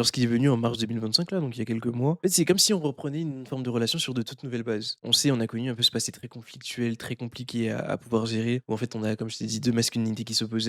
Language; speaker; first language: French; native; French